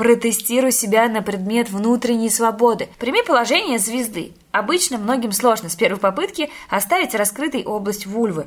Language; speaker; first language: Russian; native; Russian